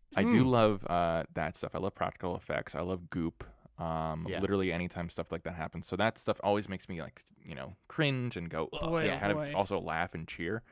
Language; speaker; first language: English; native; English